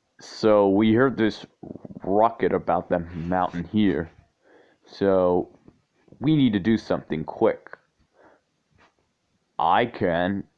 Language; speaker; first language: English; native; English